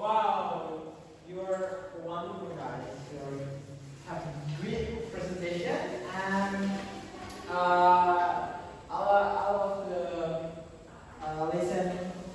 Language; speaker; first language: English; non-native, learner; Indonesian